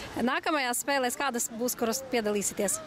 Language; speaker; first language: Latvian; native; Latvian